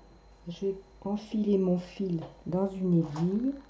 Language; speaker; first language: French; native; French